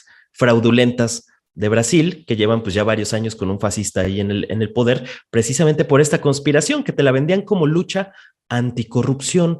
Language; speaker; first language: Spanish; native; Spanish